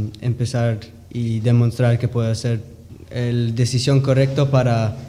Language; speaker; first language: Spanish; early bilingual, heritage; English